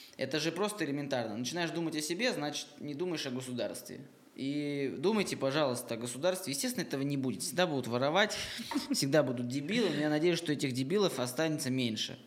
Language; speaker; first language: Russian; native; Russian